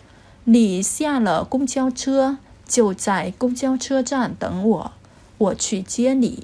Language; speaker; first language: Chinese; non-native, fluent; Vietnamese